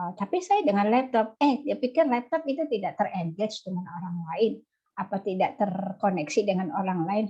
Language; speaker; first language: Indonesian; native; Indonesian